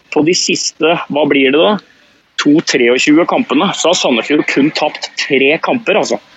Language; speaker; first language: Norwegian; native; Norwegian